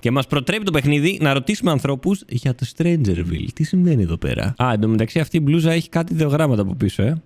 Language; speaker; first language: Greek; native; Greek